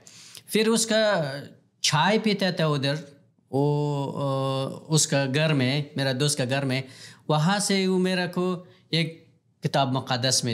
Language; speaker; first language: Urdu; non-native, learner; Pashto